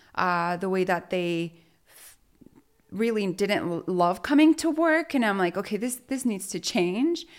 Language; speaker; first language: English; early bilingual, other home language; Spanish